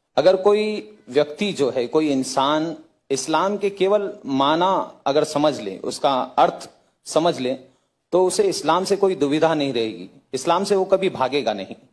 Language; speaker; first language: Hindi; native; Hindi